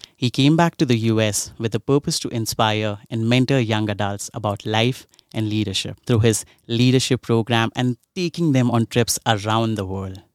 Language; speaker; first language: English; non-native, local second language; Hindi